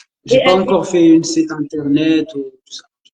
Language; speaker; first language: French; non-native, local second language; Arabic